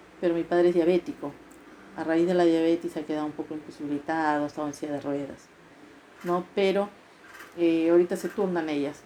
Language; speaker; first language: Spanish; native; Spanish